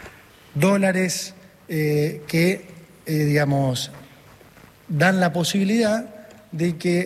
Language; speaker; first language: Spanish; native; Spanish